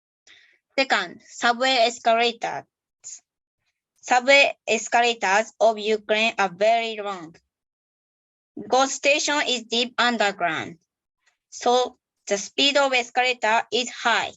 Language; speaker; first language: English; non-native, learner; Japanese